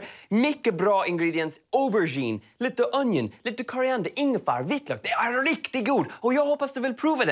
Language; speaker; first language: Swedish; non-native, learner; English